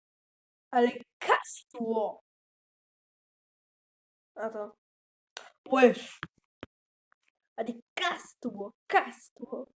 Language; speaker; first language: French; native; French